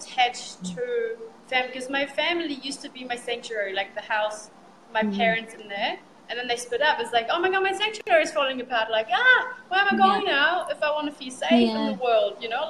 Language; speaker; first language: English; non-native, fluent; German